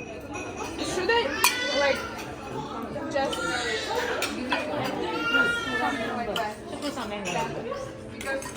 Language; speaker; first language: English; non-native, fluent; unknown